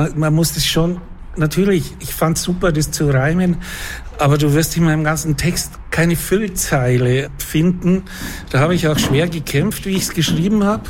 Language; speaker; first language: German; native; German